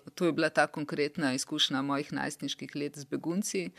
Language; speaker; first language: Slovenian; early bilingual, other home language; Bosnian